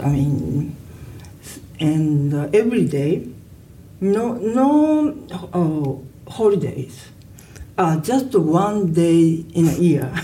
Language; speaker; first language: English; non-native, learner; Japanese